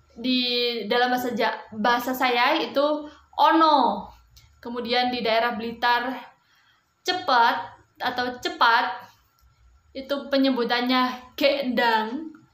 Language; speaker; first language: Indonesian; non-native, local second language; Javanese